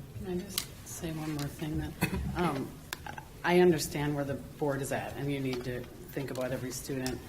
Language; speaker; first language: English; native; English